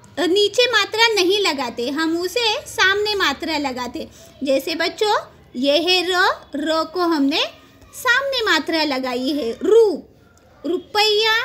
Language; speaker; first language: Hindi; non-native, local second language; Marathi